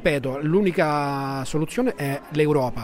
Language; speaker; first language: Italian; native; Italian